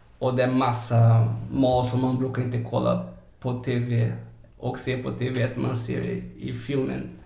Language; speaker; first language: Swedish; non-native, fluent; Portuguese